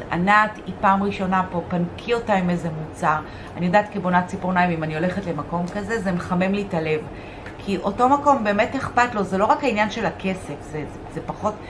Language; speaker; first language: Hebrew; native; Hebrew